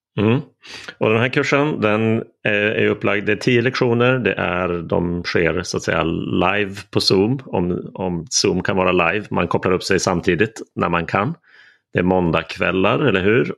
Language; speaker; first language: Swedish; native; Swedish